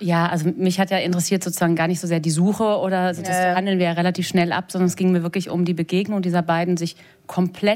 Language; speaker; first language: German; native; German